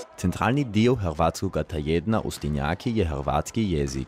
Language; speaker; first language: Serbian; native; Serbian